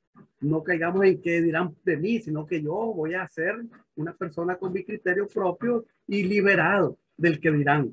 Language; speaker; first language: Spanish; native; Spanish